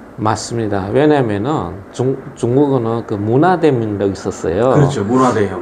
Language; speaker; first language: Korean; early bilingual, other home language; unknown